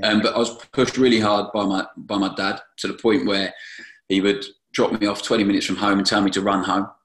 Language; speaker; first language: English; native; English